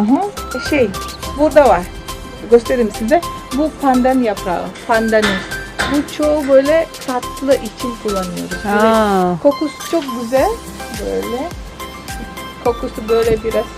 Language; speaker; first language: Turkish; non-native, learner; Indonesian